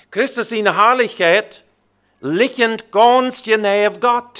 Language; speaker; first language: German; early bilingual, heritage; Plautdietsch